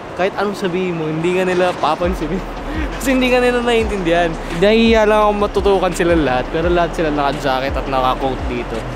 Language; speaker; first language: Filipino; native; Filipino